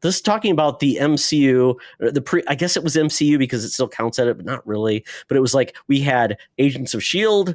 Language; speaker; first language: English; native; English